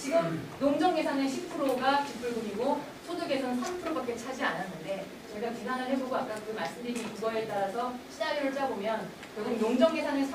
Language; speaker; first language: Korean; native; Korean